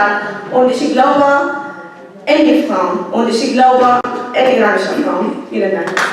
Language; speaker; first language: German; non-native, learner; Arabic